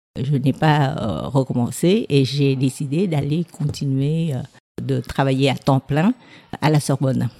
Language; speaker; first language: French; non-native, fluent; Vietnamese